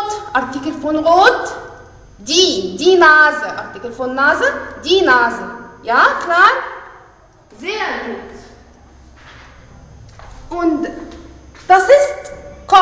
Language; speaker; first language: German; non-native, fluent; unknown